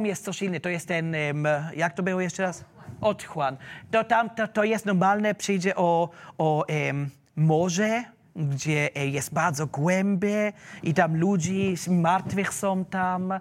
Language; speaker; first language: Polish; non-native, learner; German